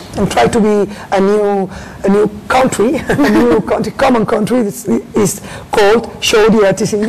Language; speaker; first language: English; non-native, learner; Spanish